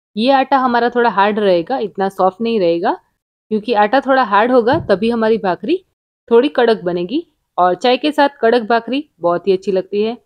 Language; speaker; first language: Hindi; non-native, local second language; Gujarati